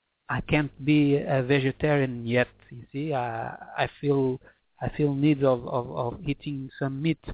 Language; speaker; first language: English; non-native, fluent; Portuguese